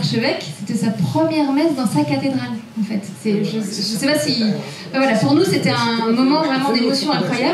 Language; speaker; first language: French; native; French